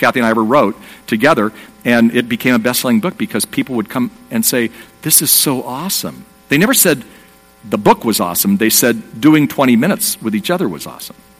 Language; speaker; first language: English; native; English